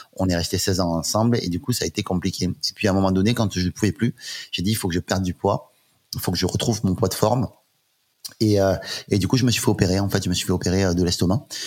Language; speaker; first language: French; native; French